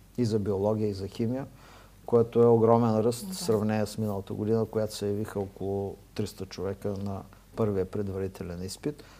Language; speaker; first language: Bulgarian; native; Bulgarian